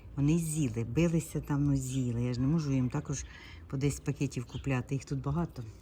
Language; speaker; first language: Ukrainian; non-native, local second language; Russian